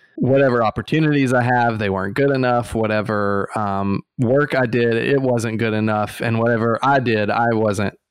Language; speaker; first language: English; native; English